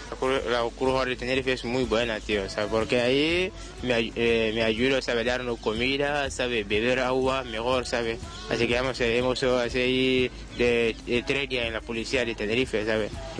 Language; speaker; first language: Spanish; non-native, learner; Wolof